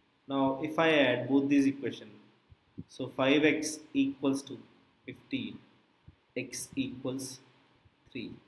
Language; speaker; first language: English; non-native, local second language; Hindi